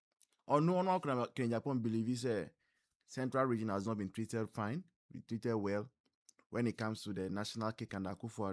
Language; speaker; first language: English; non-native, local second language; Akan